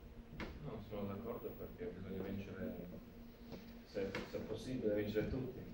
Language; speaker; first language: Italian; non-native, fluent; Latvian